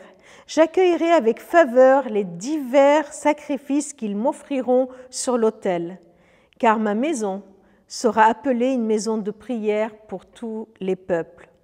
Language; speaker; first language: French; native; French